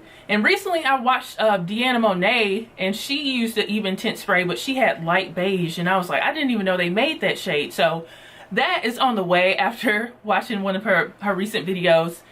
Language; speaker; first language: English; native; English